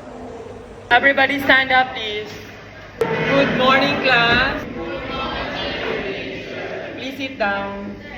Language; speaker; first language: English; non-native, fluent; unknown